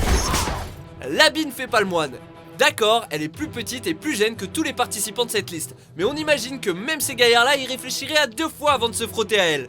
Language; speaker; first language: French; native; French